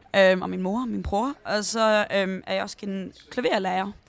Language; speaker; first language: Danish; early bilingual, heritage; Danish